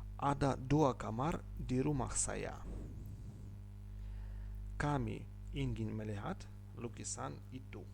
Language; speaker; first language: Indonesian; non-native, learner; Ukrainian